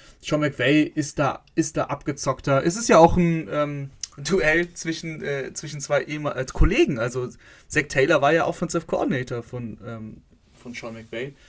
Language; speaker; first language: German; native; German